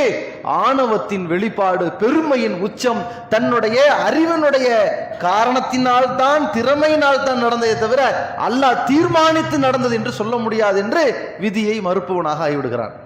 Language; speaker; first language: Tamil; native; Tamil